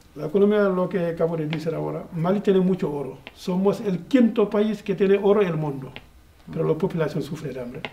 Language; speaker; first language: Spanish; non-native, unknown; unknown